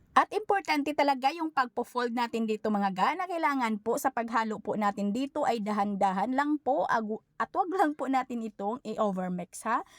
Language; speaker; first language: Filipino; non-native, local second language; Cebuano